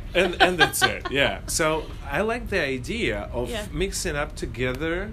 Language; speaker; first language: English; non-native, fluent; Russian